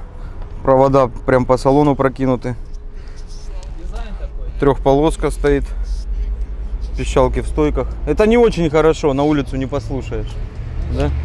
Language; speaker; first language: Russian; native; Russian